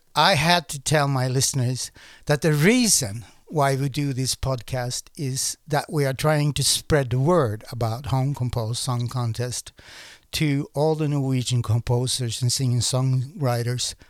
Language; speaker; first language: English; non-native, fluent; Norwegian